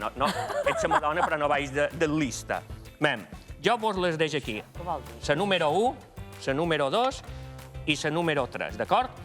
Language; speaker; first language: Catalan; native; Catalan